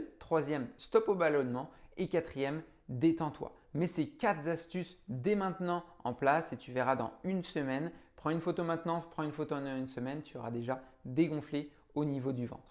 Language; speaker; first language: French; native; French